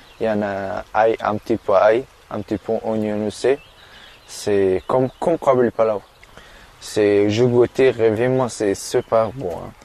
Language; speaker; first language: French; non-native, learner; Persian